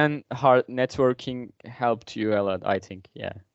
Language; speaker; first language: English; non-native, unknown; Turkish